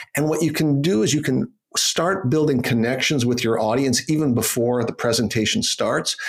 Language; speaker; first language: English; native; English